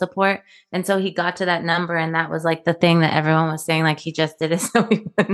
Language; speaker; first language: English; native; English